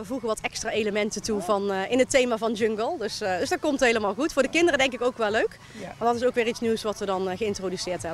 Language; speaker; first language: Dutch; native; Dutch